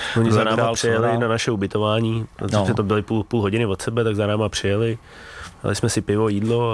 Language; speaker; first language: Czech; native; Czech